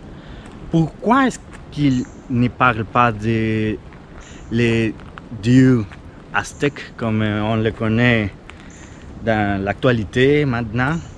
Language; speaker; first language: French; non-native, fluent; Spanish